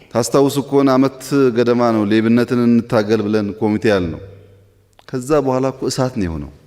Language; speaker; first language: Amharic; non-native, local second language; Oromo